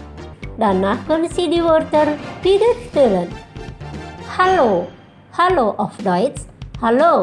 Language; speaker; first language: German; non-native, fluent; Indonesian